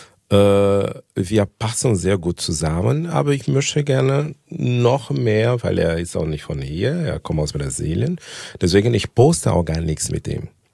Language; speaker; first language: German; non-native, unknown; Portuguese